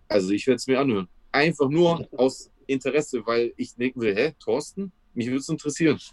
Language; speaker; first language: German; early bilingual, other home language; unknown